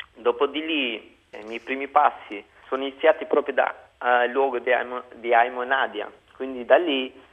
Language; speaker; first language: Italian; non-native, fluent; Albanian